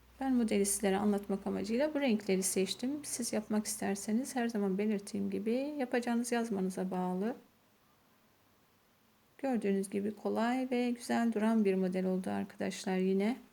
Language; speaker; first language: Turkish; native; Turkish